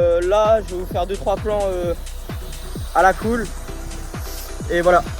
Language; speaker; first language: French; native; French